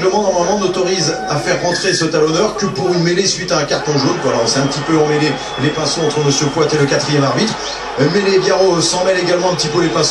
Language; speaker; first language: French; native; French